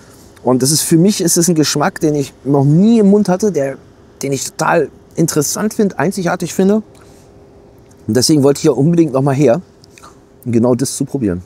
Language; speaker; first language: German; native; German